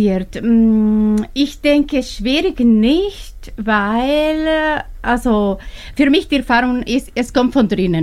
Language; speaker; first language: German; non-native, learner; Spanish